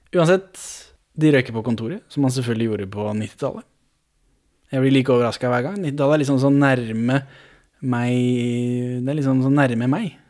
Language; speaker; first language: Norwegian; native; Norwegian